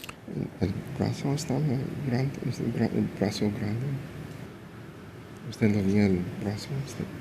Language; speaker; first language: Spanish; early bilingual, heritage; English